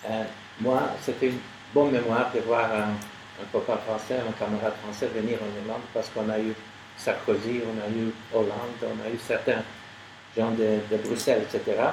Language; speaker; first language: French; non-native, learner; English